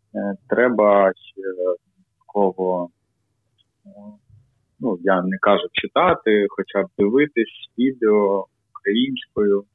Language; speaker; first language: Ukrainian; non-native, local second language; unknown